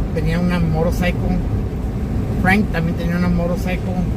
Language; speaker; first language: Spanish; early bilingual, heritage; Spanish